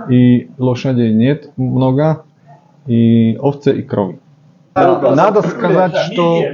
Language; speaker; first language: Russian; non-native, learner; Slovak